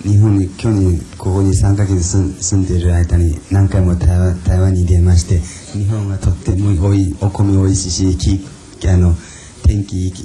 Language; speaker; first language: Japanese; non-native, fluent; Chinese